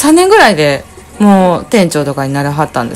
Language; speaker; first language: Japanese; native; Japanese